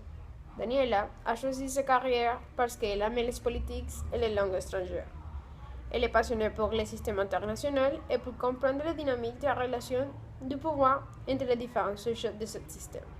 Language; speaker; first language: French; non-native, learner; Spanish